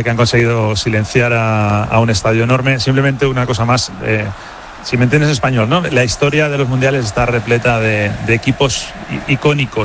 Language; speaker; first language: Spanish; native; Spanish